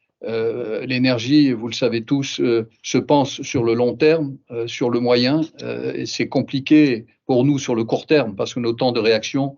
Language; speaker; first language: French; native; French